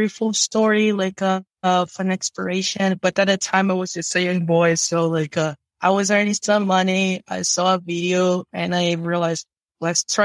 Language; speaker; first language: English; non-native, fluent; Portuguese